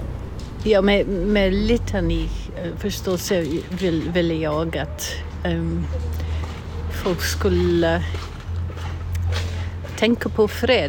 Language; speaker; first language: Swedish; non-native, learner; English